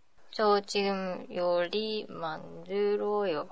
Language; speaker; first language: Korean; non-native, learner; Japanese